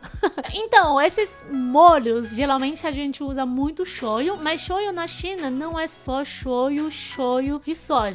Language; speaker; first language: Portuguese; non-native, fluent; Chinese